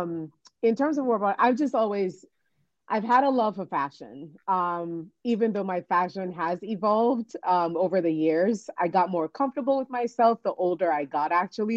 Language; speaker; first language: English; non-native, local second language; Yoruba